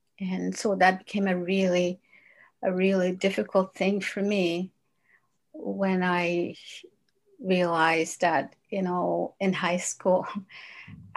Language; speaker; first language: English; non-native, fluent; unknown